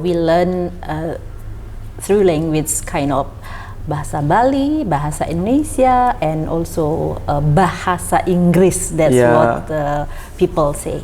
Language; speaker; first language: English; non-native, fluent; Indonesian